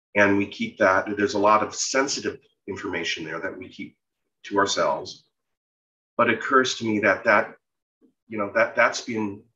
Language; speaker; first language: English; native; English